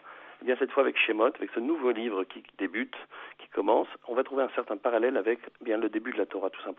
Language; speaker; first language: French; native; French